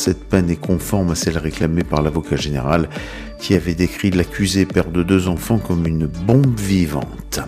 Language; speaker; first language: French; native; French